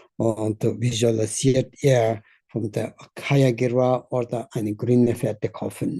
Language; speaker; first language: German; non-native, learner; Tibetan